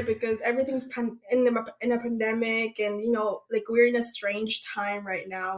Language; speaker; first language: English; non-native, local second language; Aklanon